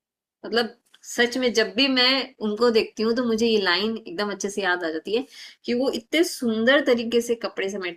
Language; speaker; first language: Hindi; native; Hindi